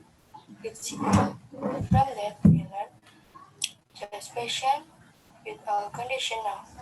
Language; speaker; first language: English; non-native, learner; Indonesian